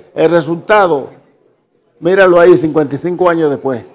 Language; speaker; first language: Spanish; native; Spanish